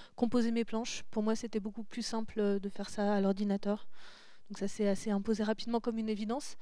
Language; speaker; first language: French; native; French